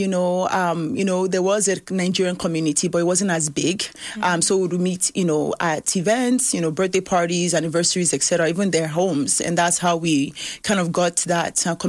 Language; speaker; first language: English; early bilingual, other home language; Yoruba